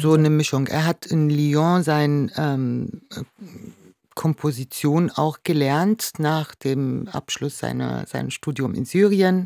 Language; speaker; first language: German; non-native, fluent; Arabic